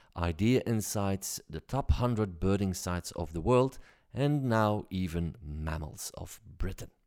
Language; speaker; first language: English; non-native, fluent; Dutch